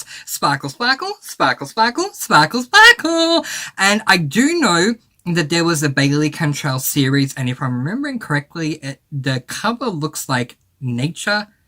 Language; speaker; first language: English; native; English